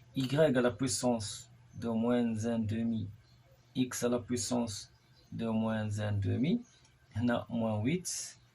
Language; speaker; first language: French; non-native, local second language; Arabic